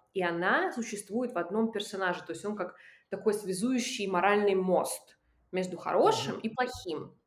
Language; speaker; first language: Russian; native; Russian